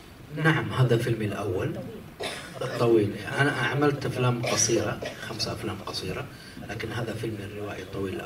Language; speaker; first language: Arabic; native; Arabic